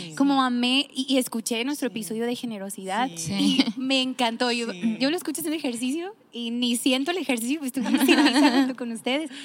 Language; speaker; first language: Spanish; native; Spanish